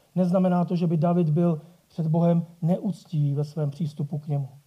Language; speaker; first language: Czech; native; Czech